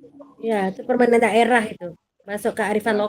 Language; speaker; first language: Malay; native; Malay